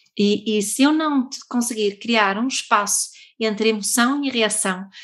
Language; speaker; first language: Portuguese; non-native, fluent; Swedish